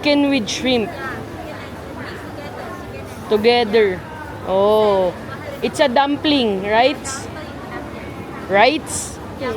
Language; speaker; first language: English; non-native, local second language; Filipino